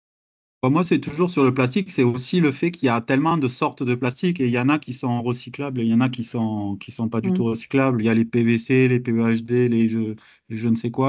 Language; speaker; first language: French; native; French